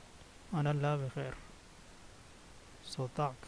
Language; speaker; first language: Arabic; non-native, learner; Urdu